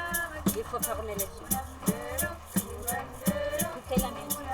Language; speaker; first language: French; non-native, fluent; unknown